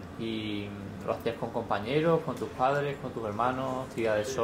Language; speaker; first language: Spanish; native; Spanish